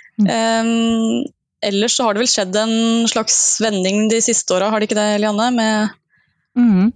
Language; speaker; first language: Norwegian; native; Norwegian